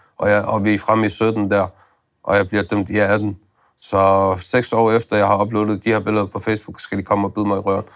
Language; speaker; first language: Danish; early bilingual, other home language; Arabic